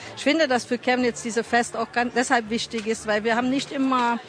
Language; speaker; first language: German; non-native, fluent; Hungarian